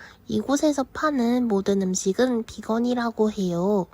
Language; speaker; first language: Korean; native; Korean